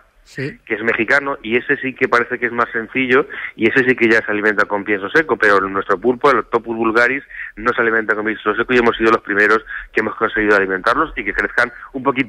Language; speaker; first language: Spanish; native; Spanish